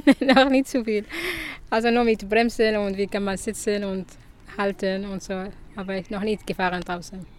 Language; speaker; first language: German; non-native, learner; Arabic